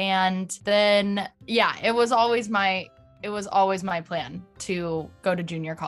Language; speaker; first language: English; native; English